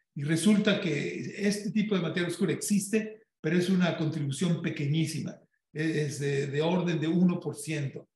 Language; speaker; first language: Spanish; native; Spanish